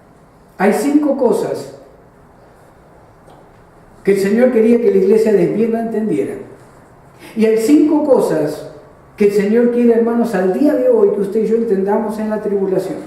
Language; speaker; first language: Spanish; native; Spanish